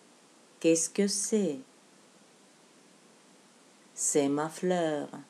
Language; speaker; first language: French; non-native, fluent; Russian